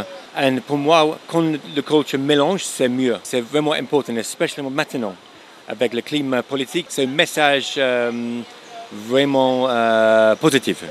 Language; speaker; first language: French; non-native, learner; English